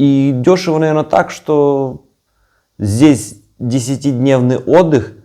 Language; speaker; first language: Russian; native; Russian